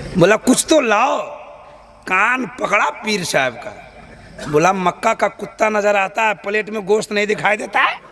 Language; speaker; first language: Hindi; native; Hindi